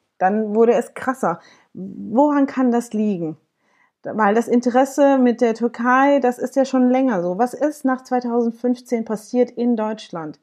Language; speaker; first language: German; early bilingual, other home language; Kurdish